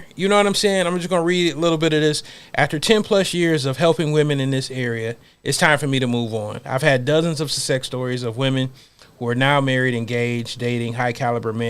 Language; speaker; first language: English; native; English